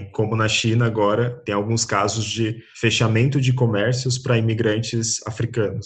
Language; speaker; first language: Portuguese; native; Portuguese